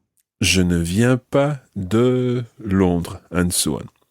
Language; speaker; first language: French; non-native, fluent; English